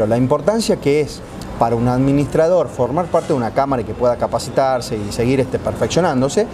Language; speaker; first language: Spanish; native; Spanish